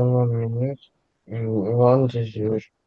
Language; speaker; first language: French; non-native, learner; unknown